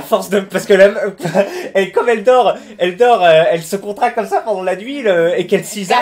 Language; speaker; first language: French; native; French